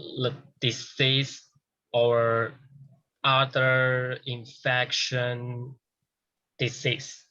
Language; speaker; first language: English; non-native, learner; Chinese